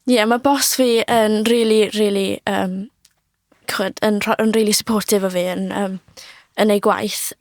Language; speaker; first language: Welsh; native; Welsh